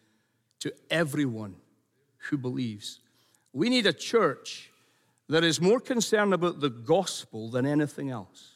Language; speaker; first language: English; native; English